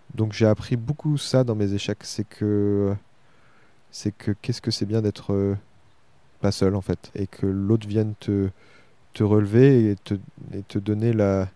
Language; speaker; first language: French; native; French